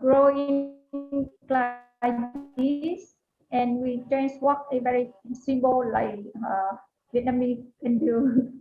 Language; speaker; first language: English; non-native, learner; Vietnamese